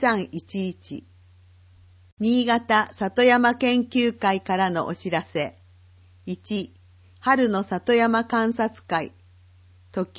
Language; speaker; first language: Japanese; native; Japanese